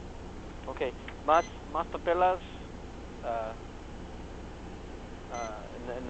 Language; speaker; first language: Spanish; non-native, learner; English